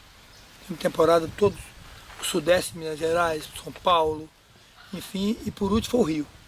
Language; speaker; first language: Portuguese; native; Portuguese